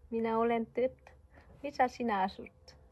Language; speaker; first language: Finnish; non-native, learner; Vietnamese